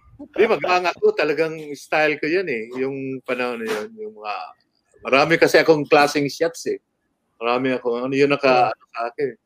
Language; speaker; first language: Filipino; native; Filipino